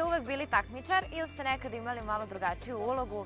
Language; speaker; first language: Serbian; native; Serbian